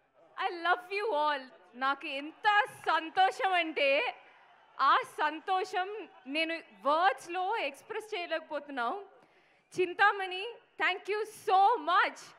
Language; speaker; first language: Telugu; non-native, fluent; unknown